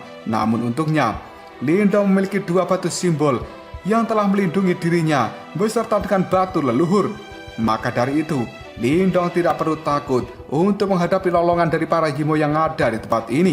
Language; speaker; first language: Indonesian; native; Indonesian